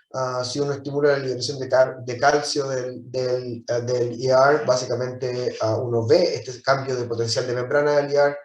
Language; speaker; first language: Spanish; native; Spanish